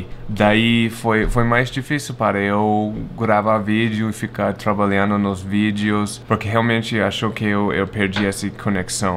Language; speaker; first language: Portuguese; non-native, fluent; English